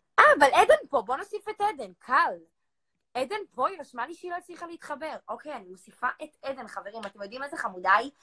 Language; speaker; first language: Hebrew; native; Hebrew